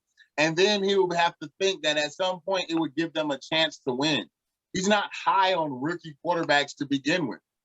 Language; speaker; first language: English; native; English